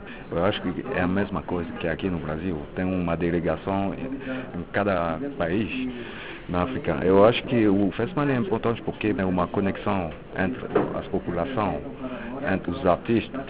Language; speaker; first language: Portuguese; non-native, local second language; French